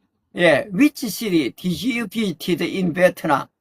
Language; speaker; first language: English; non-native, learner; Korean